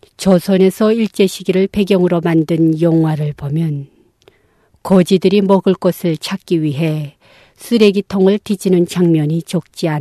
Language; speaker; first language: Korean; non-native, local second language; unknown